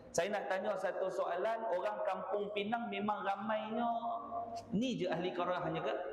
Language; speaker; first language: Malay; native; Malay